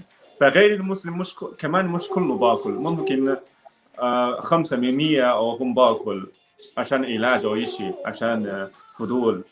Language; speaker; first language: Arabic; non-native, learner; Chinese